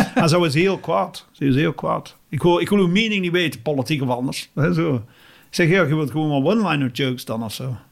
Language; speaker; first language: Dutch; non-native, fluent; English